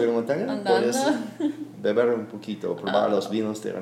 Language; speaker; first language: Spanish; non-native, learner; English